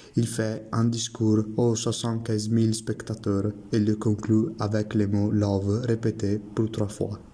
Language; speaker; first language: French; non-native, learner; Italian